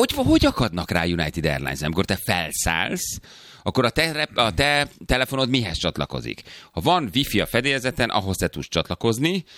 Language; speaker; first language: Hungarian; native; Hungarian